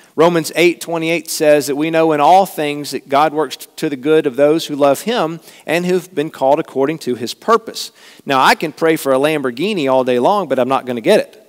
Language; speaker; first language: English; native; English